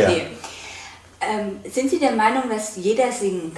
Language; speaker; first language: German; native; German